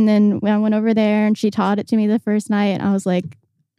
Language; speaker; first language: English; native; English